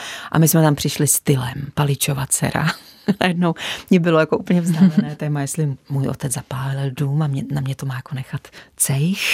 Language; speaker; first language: Czech; native; Czech